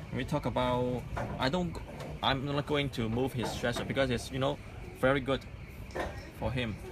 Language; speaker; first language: English; non-native, local second language; Cantonese